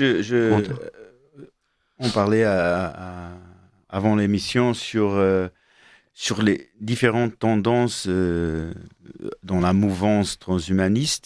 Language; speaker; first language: French; non-native, fluent; Portuguese